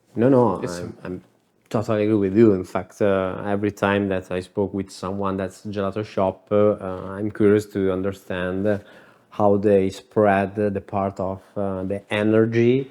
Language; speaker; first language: English; non-native, learner; Italian